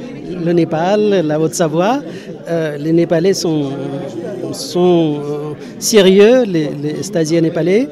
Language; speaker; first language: French; non-native, fluent; Nepali